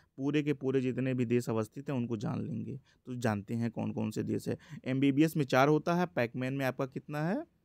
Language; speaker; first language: Hindi; native; Hindi